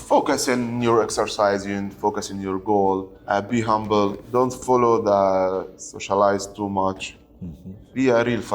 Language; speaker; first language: English; non-native, learner; Arabic